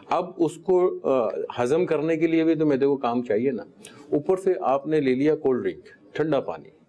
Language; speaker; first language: Urdu; native; Urdu